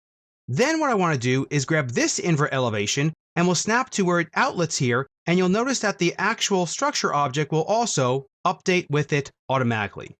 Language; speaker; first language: English; native; English